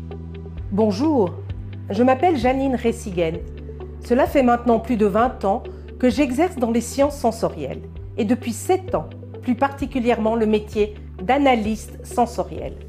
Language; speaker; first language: French; native; French